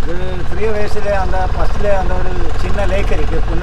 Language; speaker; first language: Tamil; non-native, local second language; Malayalam